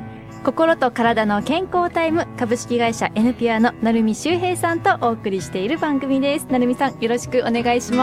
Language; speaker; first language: Japanese; native; Japanese